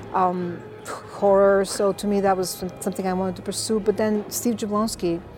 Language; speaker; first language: English; non-native, fluent; Bulgarian